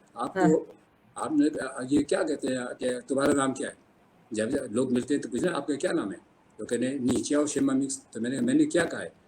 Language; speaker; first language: Urdu; native; Urdu